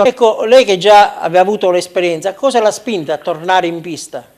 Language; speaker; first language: Italian; native; Italian